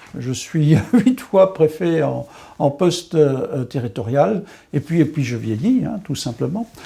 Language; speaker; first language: French; non-native, local second language; Swiss German